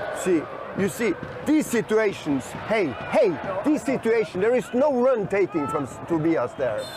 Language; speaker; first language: English; non-native, fluent; Norwegian